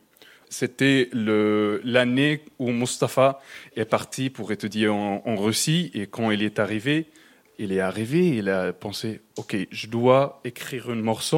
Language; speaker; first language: French; non-native, fluent; Arabic